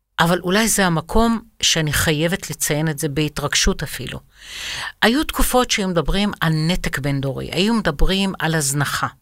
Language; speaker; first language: Hebrew; non-native, fluent; Arabic